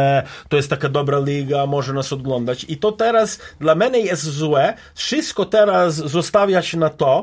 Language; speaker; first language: Polish; non-native, learner; Serbian